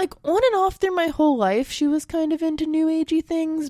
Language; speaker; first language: English; native; English